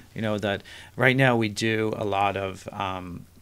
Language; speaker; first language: English; native; English